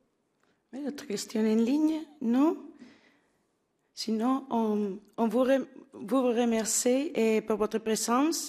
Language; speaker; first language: French; non-native, learner; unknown